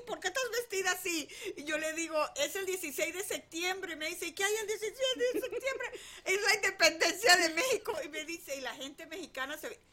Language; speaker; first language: Spanish; native; Spanish